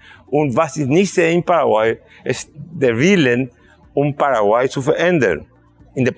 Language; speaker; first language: German; non-native, fluent; Spanish